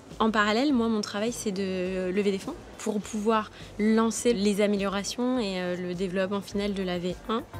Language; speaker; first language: French; native; French